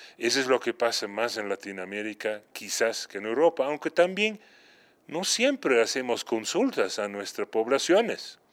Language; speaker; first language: Spanish; non-native, fluent; Dutch